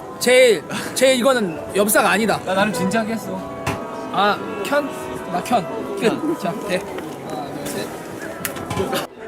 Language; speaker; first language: Korean; native; Korean